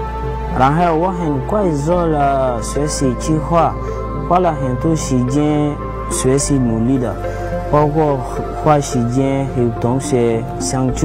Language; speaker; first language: Chinese; non-native, fluent; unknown